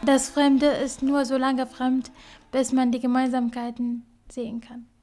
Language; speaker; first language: German; non-native, fluent; Kurdish